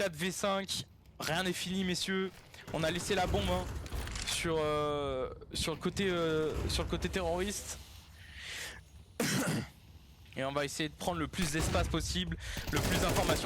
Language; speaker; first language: French; native; French